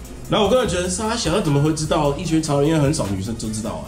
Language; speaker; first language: Chinese; non-native, fluent; English